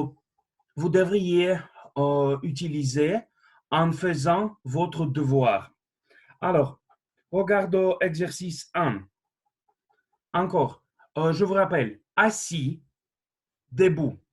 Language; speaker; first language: French; non-native, fluent; Russian